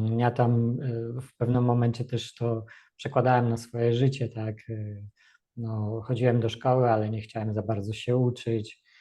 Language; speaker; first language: Polish; early bilingual, other home language; Russian